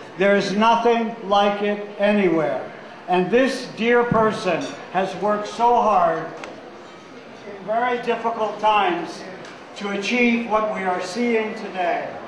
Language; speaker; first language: English; native; English